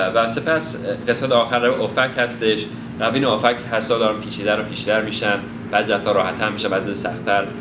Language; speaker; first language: Persian; early bilingual, heritage; Persian